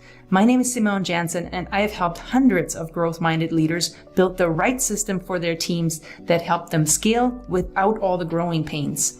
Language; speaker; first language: English; native; English